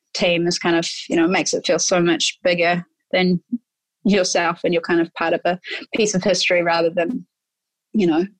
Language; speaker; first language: English; native; English